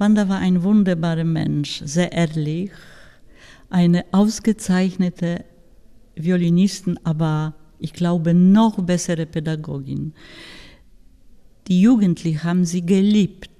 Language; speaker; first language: German; non-native, fluent; Polish